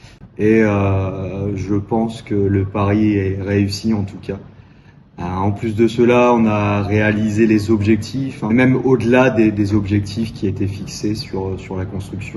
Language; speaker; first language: French; native; French